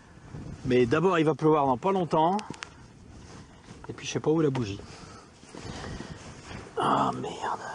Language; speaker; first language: French; native; French